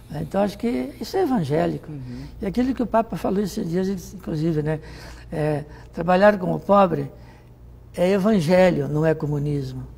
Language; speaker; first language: Portuguese; native; Portuguese